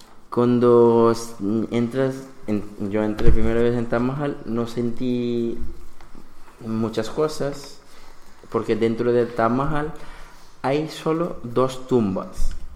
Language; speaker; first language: Spanish; non-native, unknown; Bangla